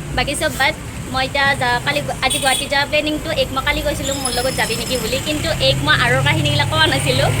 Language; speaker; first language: Assamese; native; Assamese